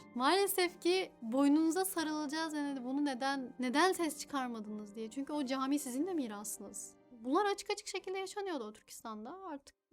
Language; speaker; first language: Turkish; early bilingual, other home language; Uyghur